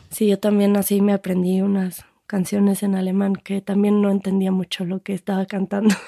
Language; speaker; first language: Spanish; native; Spanish